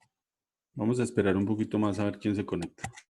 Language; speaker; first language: Spanish; native; Spanish